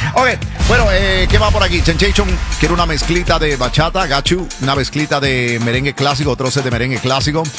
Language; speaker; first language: Spanish; early bilingual, heritage; Spanish